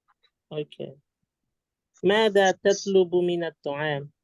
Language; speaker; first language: Arabic; non-native, learner; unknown